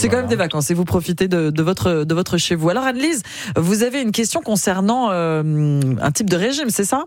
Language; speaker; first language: French; native; French